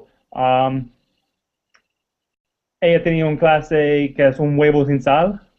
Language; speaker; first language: Spanish; non-native, learner; English